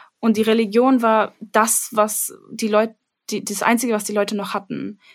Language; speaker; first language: German; early bilingual, other home language; Armenian